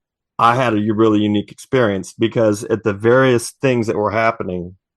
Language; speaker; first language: English; native; English